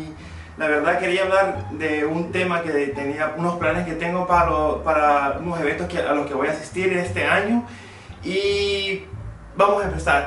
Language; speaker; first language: Spanish; early bilingual, other home language; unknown